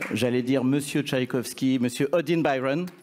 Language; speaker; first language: French; native; French